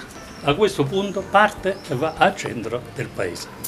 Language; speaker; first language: Italian; native; Italian